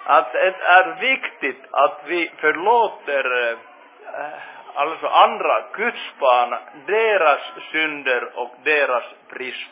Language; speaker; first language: Swedish; non-native, fluent; Finnish